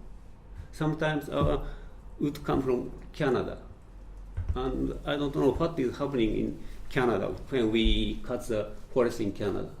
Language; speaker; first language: English; non-native, fluent; Japanese